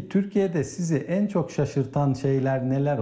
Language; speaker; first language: Turkish; native; Turkish